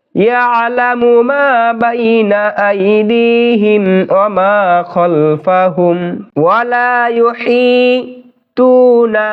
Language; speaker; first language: Arabic; non-native, learner; Bangla